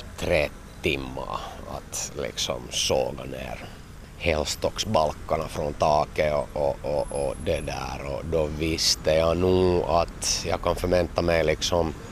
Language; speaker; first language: Swedish; native; Swedish